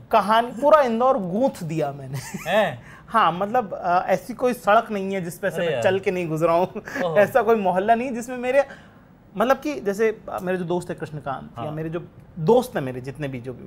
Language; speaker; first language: Hindi; native; Hindi